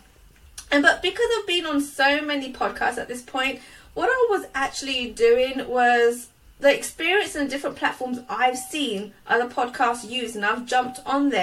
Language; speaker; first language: English; native; English